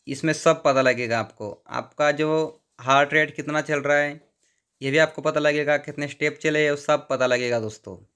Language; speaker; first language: Hindi; non-native, local second language; Marathi